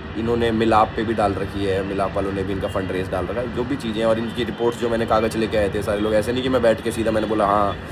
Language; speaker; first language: Hindi; native; Hindi